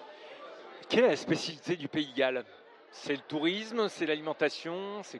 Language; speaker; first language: French; native; French